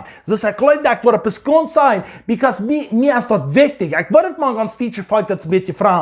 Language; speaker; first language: German; non-native, learner; English